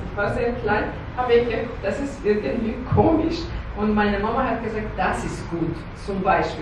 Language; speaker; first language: German; non-native, learner; Persian